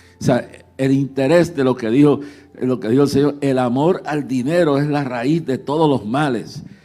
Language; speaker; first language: Spanish; early bilingual, heritage; Spanish